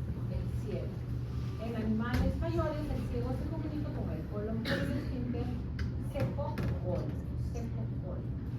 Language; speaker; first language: Spanish; native; Spanish